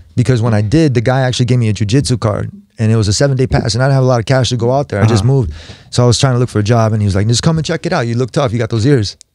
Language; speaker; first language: English; native; English